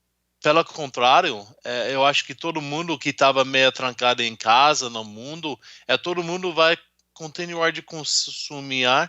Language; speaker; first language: Portuguese; non-native, fluent; English